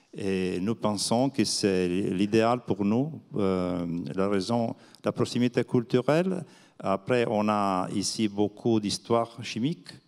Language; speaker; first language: French; non-native, fluent; Italian